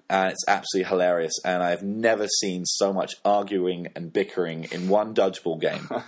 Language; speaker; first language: English; native; English